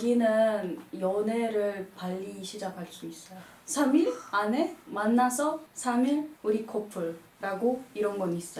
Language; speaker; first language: Korean; non-native, fluent; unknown